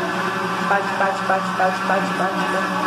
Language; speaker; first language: Portuguese; native; Portuguese